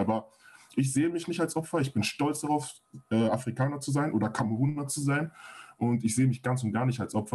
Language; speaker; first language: German; non-native, fluent; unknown